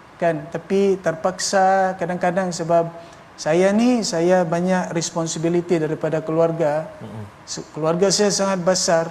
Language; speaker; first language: Malay; non-native, fluent; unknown